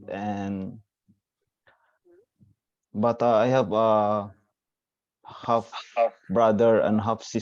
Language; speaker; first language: English; non-native, learner; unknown